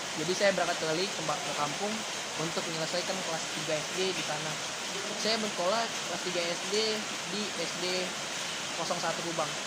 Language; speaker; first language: Indonesian; native; Indonesian